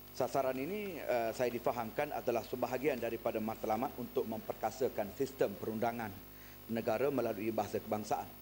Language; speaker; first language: Malay; native; Malay